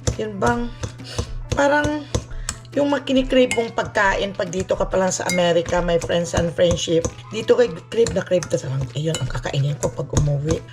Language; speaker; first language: Filipino; non-native, local second language; Cebuano